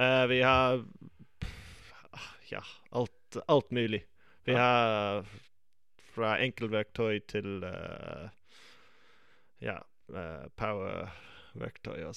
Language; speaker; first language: Norwegian; non-native, fluent; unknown